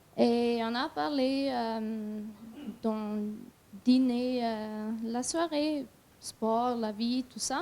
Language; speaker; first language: French; non-native, learner; German